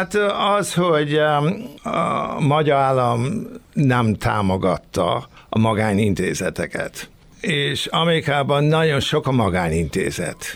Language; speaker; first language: Hungarian; early bilingual, heritage; Hungarian